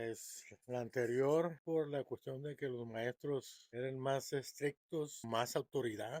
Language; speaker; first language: Spanish; native; Spanish